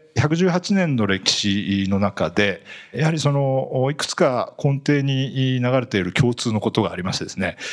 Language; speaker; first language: Japanese; native; Japanese